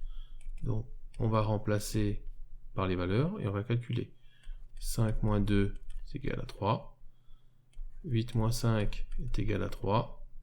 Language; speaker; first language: French; native; French